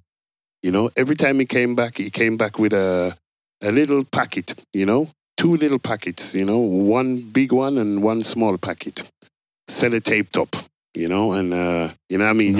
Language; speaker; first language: English; native; English